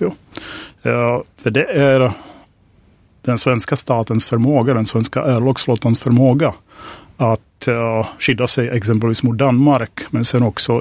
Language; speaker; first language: Swedish; non-native, fluent; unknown